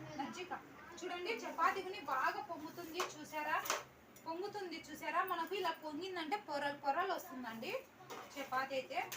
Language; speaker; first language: Telugu; non-native, local second language; Urdu